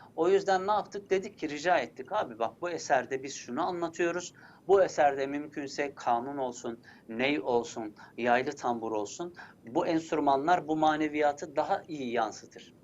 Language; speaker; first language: Turkish; early bilingual, heritage; Turkish